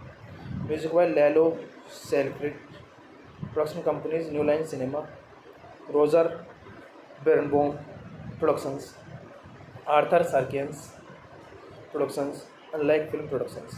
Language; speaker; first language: English; non-native, learner; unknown